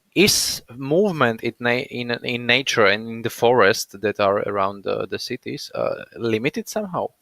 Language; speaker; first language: English; non-native, fluent; Slovak